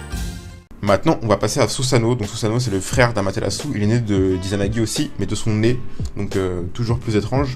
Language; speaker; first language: French; native; French